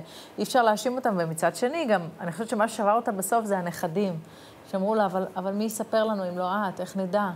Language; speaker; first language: Hebrew; native; Hebrew